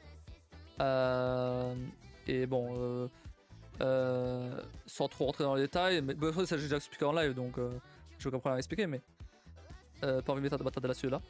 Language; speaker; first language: French; native; French